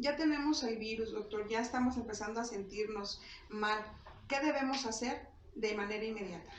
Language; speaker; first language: Spanish; native; Spanish